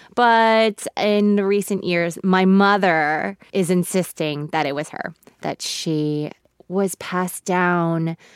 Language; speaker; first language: English; early bilingual, other home language; Korean